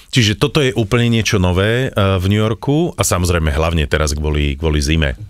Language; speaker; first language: Slovak; native; Slovak